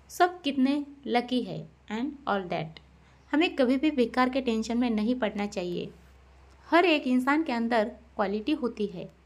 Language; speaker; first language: Hindi; non-native, local second language; Marathi